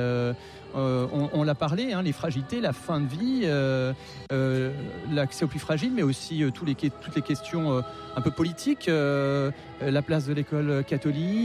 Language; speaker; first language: French; native; French